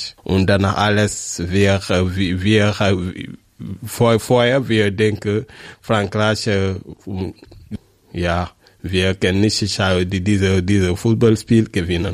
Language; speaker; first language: German; non-native, learner; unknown